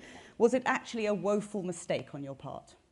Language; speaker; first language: English; native; English